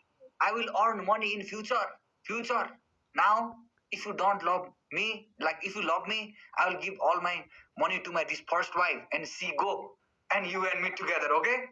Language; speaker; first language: English; non-native, learner; Nepali